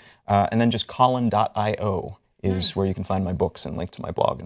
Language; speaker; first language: English; native; English